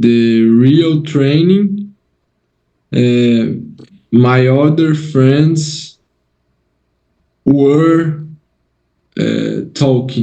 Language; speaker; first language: English; non-native, learner; Portuguese